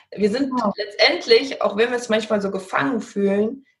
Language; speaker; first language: German; early bilingual, heritage; German